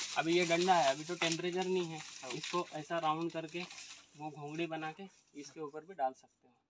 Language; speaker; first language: Hindi; non-native, local second language; Marathi